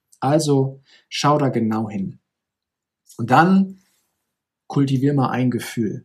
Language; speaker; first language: German; native; German